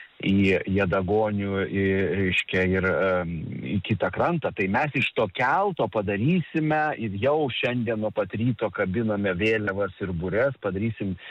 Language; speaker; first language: Lithuanian; native; Lithuanian